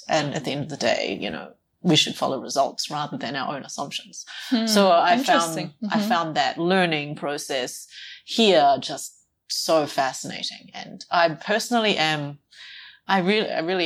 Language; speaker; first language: English; native; English